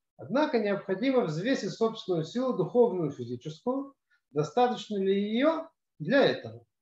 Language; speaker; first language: Russian; native; Russian